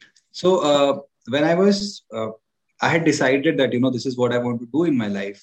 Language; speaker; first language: English; non-native, local second language; Hindi